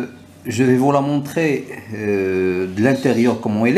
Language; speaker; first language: French; non-native, local second language; Arabic